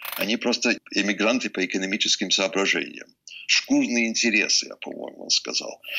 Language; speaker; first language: Russian; early bilingual, heritage; English